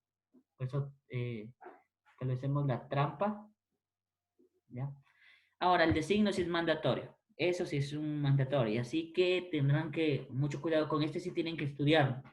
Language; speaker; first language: Spanish; native; Spanish